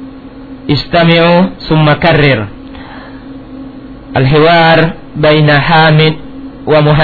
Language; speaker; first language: Arabic; non-native, fluent; Indonesian